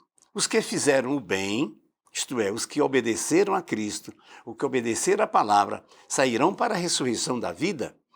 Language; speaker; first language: Portuguese; native; Portuguese